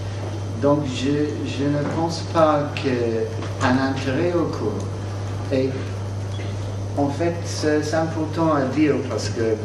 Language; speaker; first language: French; non-native, fluent; English